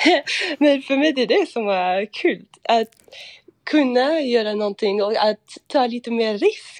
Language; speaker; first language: Swedish; non-native, fluent; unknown